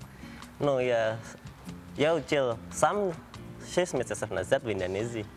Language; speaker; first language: Russian; non-native, learner; Indonesian